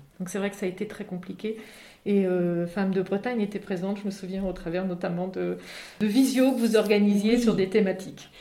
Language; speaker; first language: French; native; French